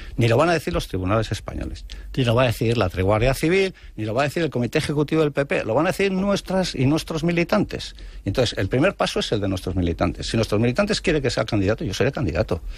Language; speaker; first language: Spanish; non-native, local second language; Basque